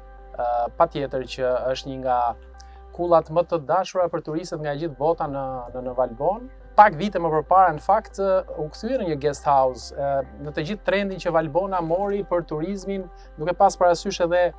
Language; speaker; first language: Albanian; native; Albanian